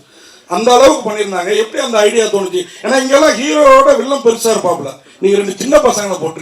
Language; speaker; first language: Tamil; native; Tamil